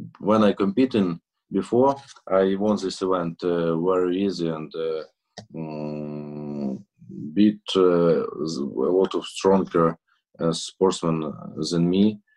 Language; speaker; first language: English; non-native, learner; Russian